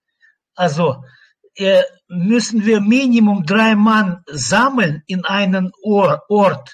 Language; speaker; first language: German; non-native, learner; Russian